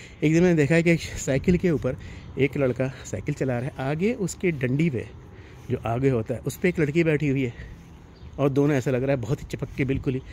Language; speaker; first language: Hindi; native; Hindi